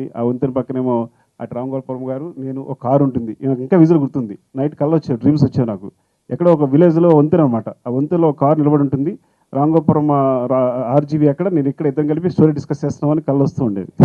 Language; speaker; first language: Telugu; native; Telugu